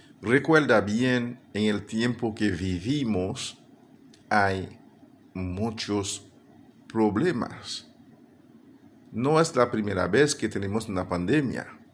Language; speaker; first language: Spanish; non-native, fluent; Haitian Creole